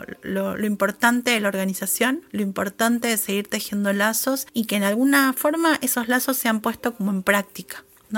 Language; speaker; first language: Spanish; native; Spanish